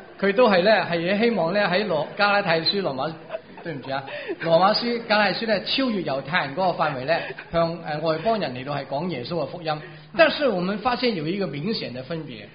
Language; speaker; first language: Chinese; non-native, local second language; Cantonese